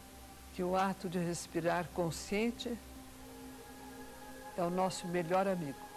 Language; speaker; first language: Portuguese; native; Portuguese